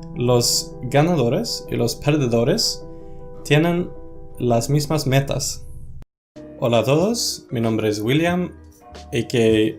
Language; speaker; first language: Spanish; non-native, fluent; Swedish